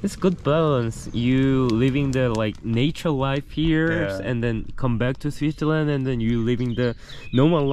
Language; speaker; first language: English; non-native, learner; Korean